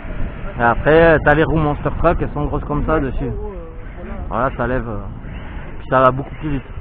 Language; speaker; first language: French; native; French